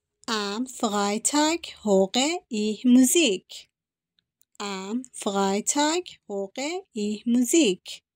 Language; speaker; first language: German; non-native, fluent; Persian